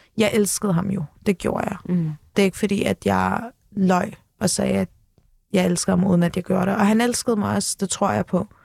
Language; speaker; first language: Danish; early bilingual, other home language; Turkish